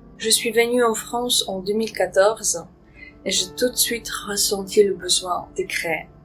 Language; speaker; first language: French; non-native, fluent; Polish